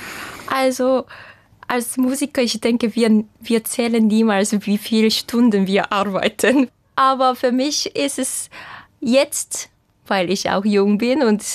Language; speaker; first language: German; non-native, fluent; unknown